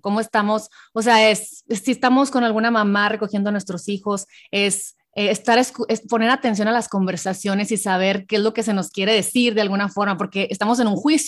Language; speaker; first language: Spanish; native; Spanish